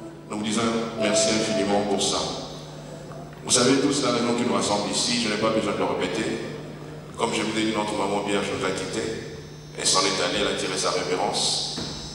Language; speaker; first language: French; non-native, local second language; Lingala